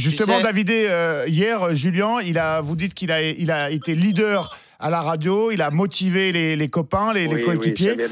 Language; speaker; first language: French; native; French